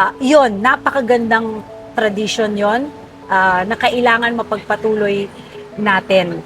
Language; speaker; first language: Filipino; non-native, local second language; Maranao